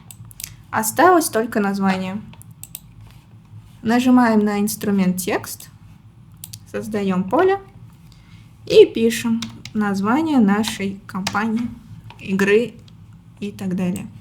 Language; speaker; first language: Russian; native; Russian